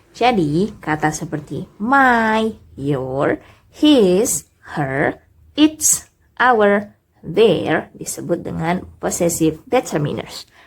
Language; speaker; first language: Indonesian; native; Indonesian